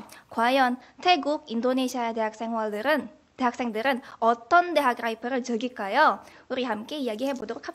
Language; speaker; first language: Korean; non-native, fluent; Indonesian